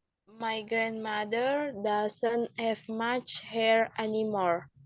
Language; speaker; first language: English; non-native, learner; Indonesian